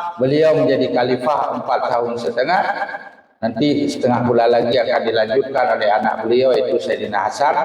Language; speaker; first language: Malay; non-native, local second language; Achinese